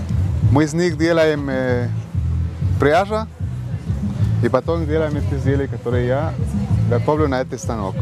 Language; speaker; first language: Russian; non-native, learner; Spanish